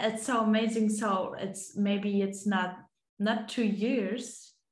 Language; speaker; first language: English; non-native, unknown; German